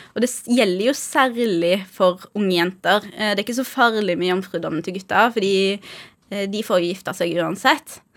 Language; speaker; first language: Norwegian; native; Norwegian